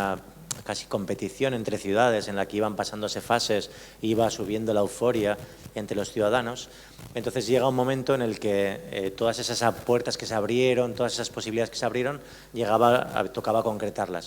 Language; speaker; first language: Spanish; native; Spanish